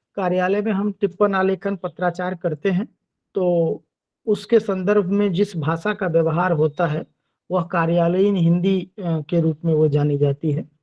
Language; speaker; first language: Hindi; native; Hindi